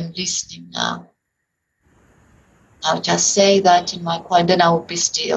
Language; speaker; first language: English; native; English